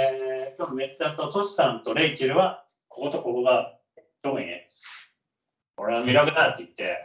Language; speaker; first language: Japanese; native; Japanese